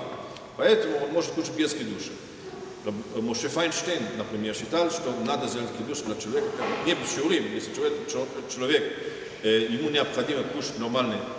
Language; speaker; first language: Russian; non-native, fluent; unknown